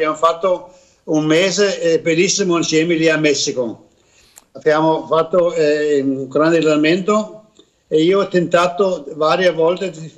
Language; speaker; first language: Italian; non-native, learner; Danish